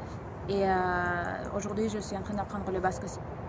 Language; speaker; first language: French; non-native, fluent; Greek